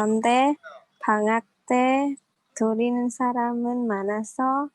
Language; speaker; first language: Korean; non-native, learner; Khmer